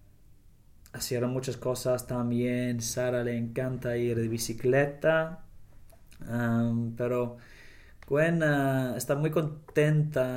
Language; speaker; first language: Spanish; non-native, learner; English